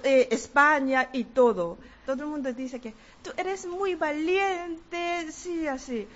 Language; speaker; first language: Spanish; non-native, learner; Korean